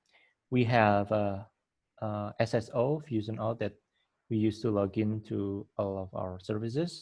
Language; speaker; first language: English; non-native, fluent; Indonesian